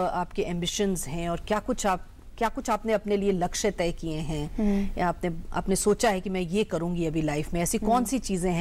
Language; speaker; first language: Hindi; native; Hindi